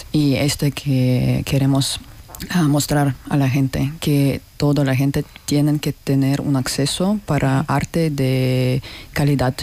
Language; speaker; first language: Spanish; non-native, learner; Russian